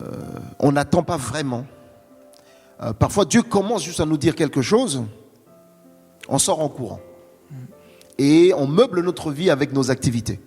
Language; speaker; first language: French; native; French